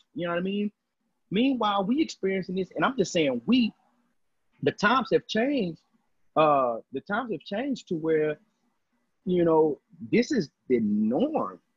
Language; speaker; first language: English; native; English